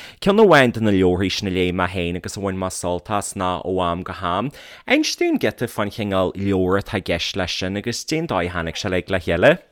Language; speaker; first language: Irish; native; Irish